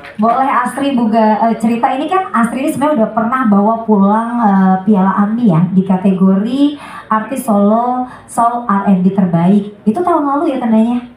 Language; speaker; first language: Indonesian; native; Indonesian